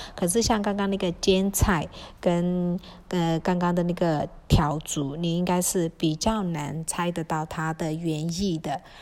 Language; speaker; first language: Chinese; early bilingual, heritage; Chinese